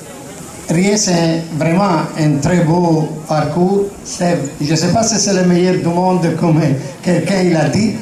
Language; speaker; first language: French; non-native, fluent; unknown